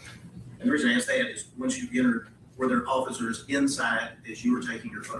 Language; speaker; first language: English; native; English